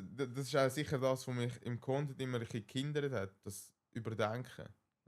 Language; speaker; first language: German; native; German